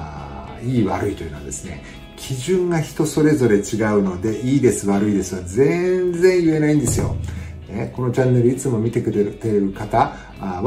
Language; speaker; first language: Japanese; native; Japanese